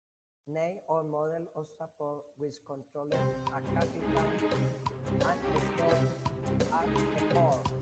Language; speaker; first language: English; non-native, learner; Spanish